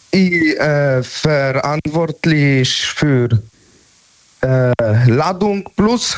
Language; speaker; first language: German; non-native, learner; Polish